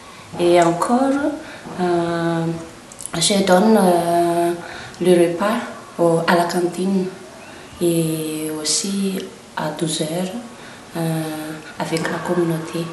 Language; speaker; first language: French; non-native, local second language; Malagasy